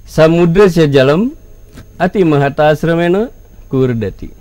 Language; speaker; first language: Hindi; non-native, fluent; Indonesian